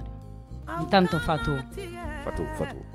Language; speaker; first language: Italian; native; Italian